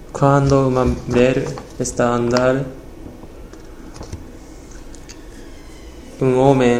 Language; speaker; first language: Spanish; non-native, learner; Portuguese